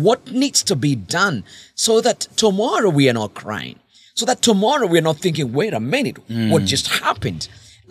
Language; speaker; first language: English; non-native, local second language; Kikuyu